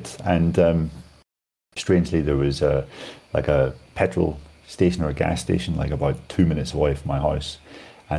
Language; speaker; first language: English; native; English